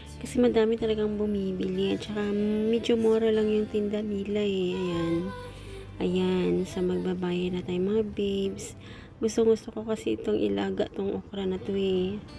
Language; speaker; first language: Filipino; non-native, local second language; Cebuano